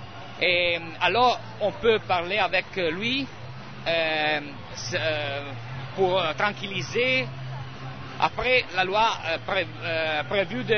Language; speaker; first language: French; non-native, learner; Italian